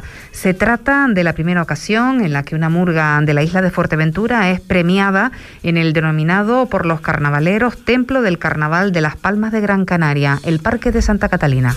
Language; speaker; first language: Spanish; native; Spanish